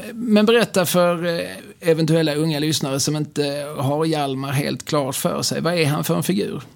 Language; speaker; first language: Swedish; native; Swedish